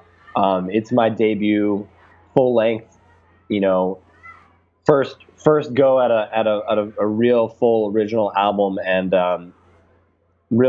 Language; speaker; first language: English; native; English